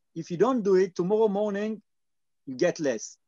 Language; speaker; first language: English; non-native, learner; Hebrew